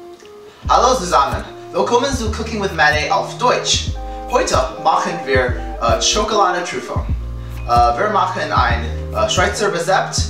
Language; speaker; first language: German; non-native, learner; English